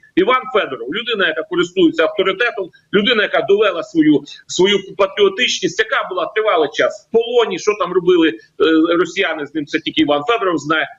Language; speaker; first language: Ukrainian; native; Ukrainian